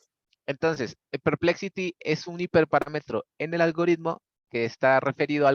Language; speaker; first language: Spanish; native; Spanish